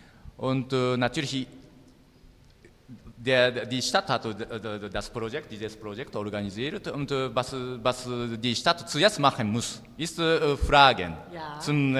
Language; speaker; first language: German; non-native, learner; Japanese